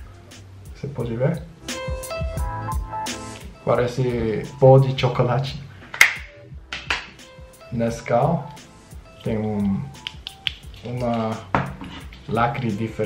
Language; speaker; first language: Portuguese; non-native, learner; English